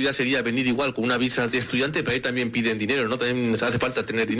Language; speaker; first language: Spanish; native; Spanish